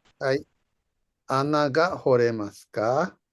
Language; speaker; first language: Japanese; non-native, fluent; Indonesian